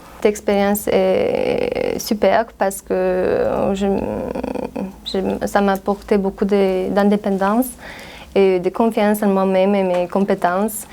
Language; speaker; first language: French; non-native, fluent; Romanian